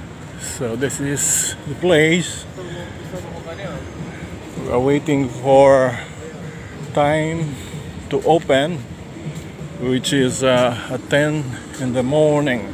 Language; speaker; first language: English; non-native, local second language; Filipino